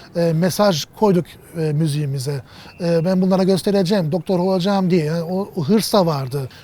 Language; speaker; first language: Turkish; early bilingual, heritage; Turkish